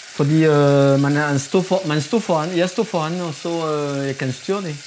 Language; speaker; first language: Danish; non-native, fluent; French